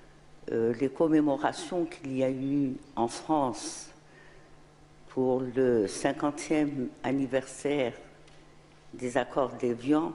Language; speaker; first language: French; non-native, local second language; Arabic